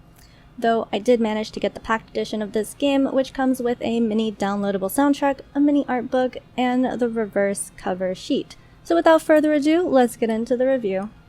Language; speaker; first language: English; native; English